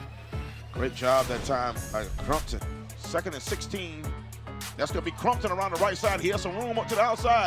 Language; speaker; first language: English; native; English